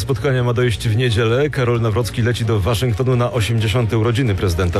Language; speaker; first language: Polish; native; Polish